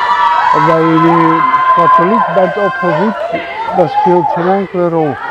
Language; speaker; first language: Dutch; non-native, fluent; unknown